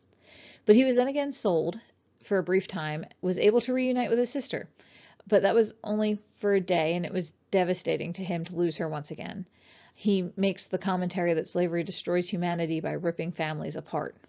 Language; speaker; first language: English; native; English